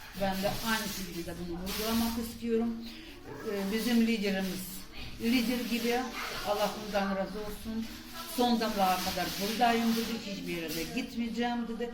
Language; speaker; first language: Turkish; non-native, fluent; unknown